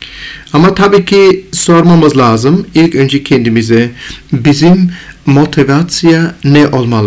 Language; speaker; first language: Turkish; non-native, fluent; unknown